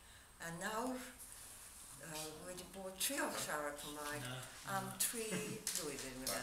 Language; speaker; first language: Welsh; non-native, learner; English